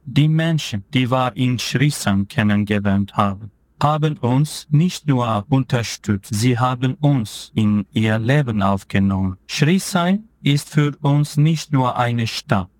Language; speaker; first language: German; non-native, fluent; Turkish